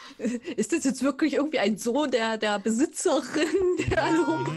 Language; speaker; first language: German; native; German